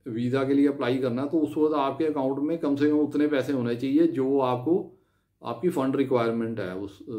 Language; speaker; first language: Hindi; non-native, local second language; Punjabi